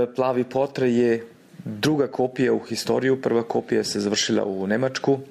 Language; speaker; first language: Serbian; early bilingual, heritage; Serbian